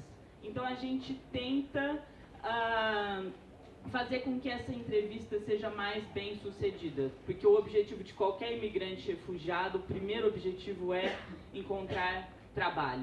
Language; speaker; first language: Portuguese; native; Portuguese